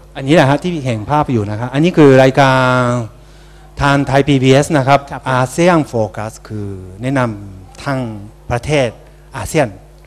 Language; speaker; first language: Thai; non-native, fluent; Japanese